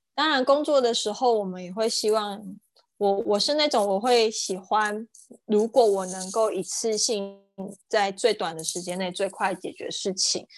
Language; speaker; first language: Chinese; native; Chinese